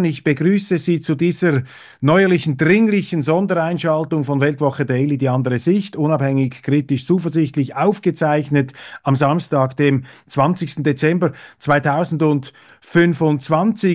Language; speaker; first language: German; native; German